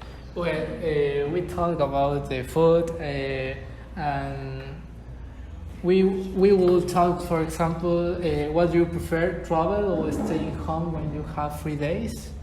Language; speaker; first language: English; non-native, learner; Spanish